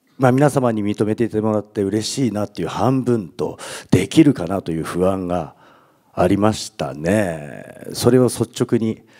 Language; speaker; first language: Japanese; native; Japanese